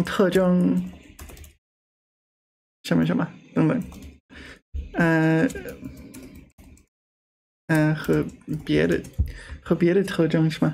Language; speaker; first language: Chinese; non-native, learner; English